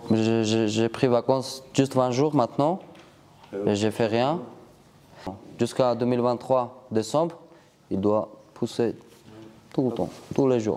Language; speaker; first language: French; non-native, learner; Georgian